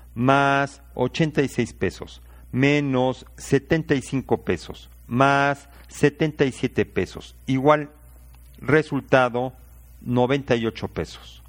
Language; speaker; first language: Spanish; native; Spanish